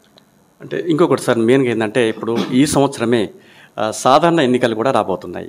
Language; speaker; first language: Telugu; native; Telugu